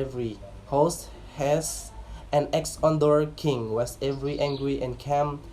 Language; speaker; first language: English; non-native, learner; Indonesian